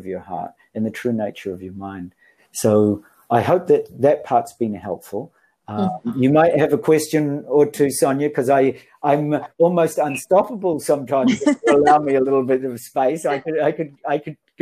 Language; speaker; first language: English; native; English